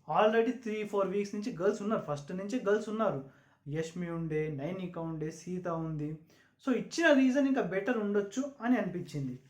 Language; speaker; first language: Telugu; non-native, local second language; Urdu